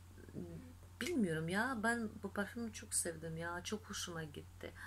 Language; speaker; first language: Turkish; non-native, fluent; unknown